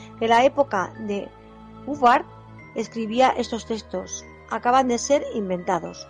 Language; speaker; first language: Spanish; native; Spanish